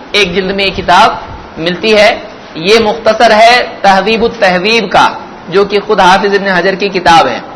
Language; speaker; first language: Urdu; native; Urdu